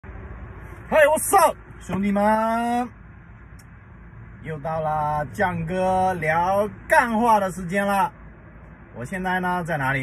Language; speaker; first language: Chinese; native; Chinese